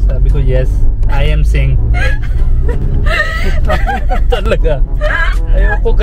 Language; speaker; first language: Filipino; non-native, learner; Punjabi